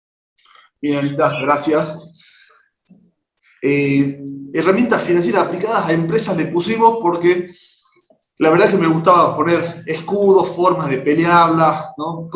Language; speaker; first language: Spanish; native; Spanish